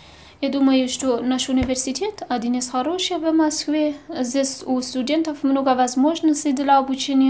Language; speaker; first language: Russian; non-native, fluent; Persian